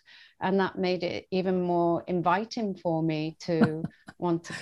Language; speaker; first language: English; native; English